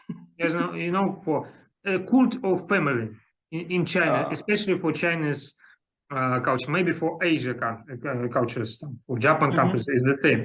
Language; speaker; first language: English; non-native, learner; Russian